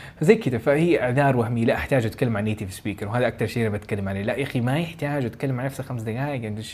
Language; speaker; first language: Arabic; native; Arabic